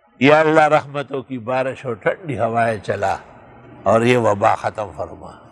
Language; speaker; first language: Urdu; non-native, local second language; Pashto